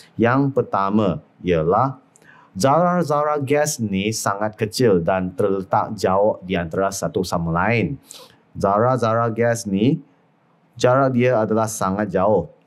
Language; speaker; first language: Malay; non-native, local second language; Chinese